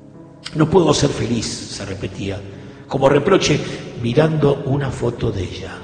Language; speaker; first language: Spanish; native; Spanish